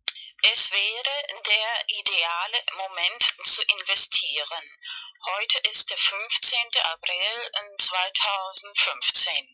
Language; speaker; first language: German; non-native, fluent; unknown